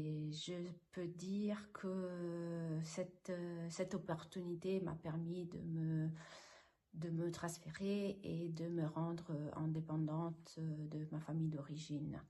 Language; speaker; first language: French; non-native, fluent; Italian